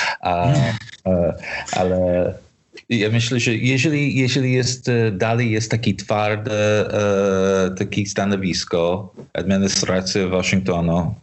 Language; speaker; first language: Polish; non-native, learner; English